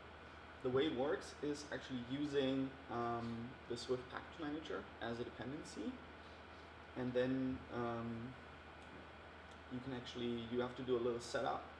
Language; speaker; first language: English; non-native, fluent; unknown